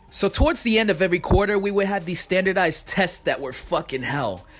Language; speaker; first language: English; early bilingual, other home language; Japanese